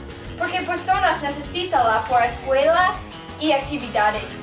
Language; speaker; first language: Spanish; non-native, learner; English